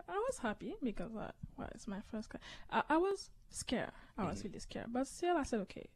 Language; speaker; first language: English; native; English